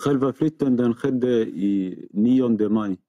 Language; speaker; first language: Swedish; non-native, fluent; Arabic